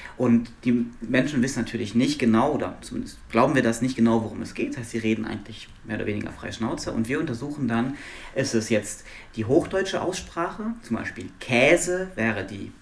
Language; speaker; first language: German; non-native, local second language; Luxembourgish